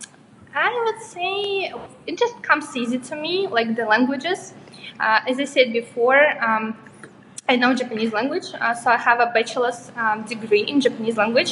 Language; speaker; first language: English; non-native, fluent; Russian